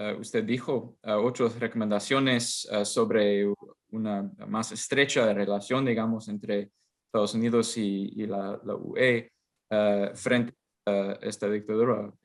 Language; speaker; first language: Spanish; non-native, fluent; English